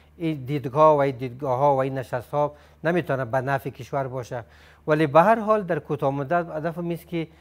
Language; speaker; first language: Persian; native; Persian